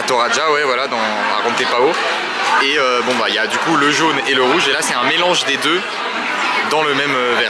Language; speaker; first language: French; native; French